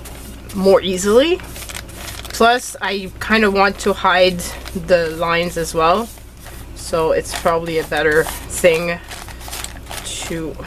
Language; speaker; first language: English; native; English